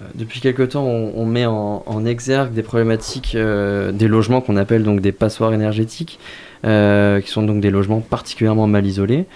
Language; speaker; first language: French; native; French